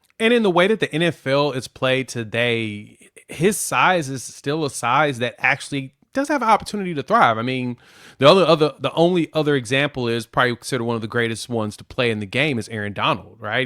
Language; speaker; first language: English; native; English